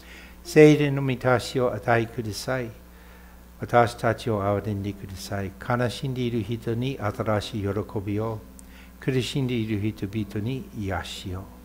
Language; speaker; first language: Japanese; non-native, fluent; English